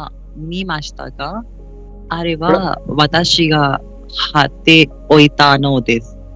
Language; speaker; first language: Japanese; non-native, learner; Hindi